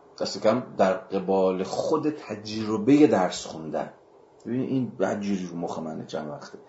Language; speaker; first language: Persian; native; Persian